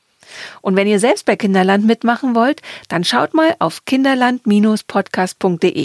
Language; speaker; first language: German; native; German